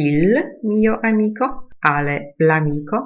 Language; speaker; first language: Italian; non-native, fluent; Polish